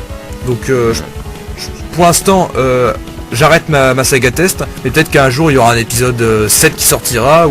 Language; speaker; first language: French; native; French